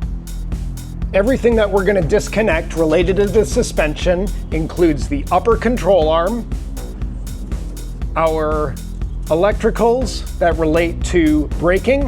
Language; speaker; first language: English; native; English